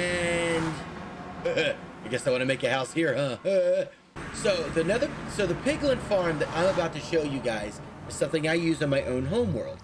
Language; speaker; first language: English; native; English